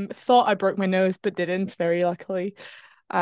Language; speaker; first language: English; non-native, fluent; French